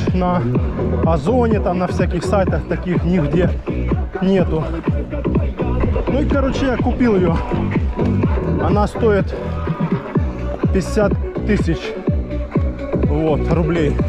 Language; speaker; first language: Russian; native; Russian